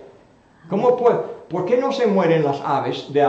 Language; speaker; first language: Spanish; non-native, fluent; English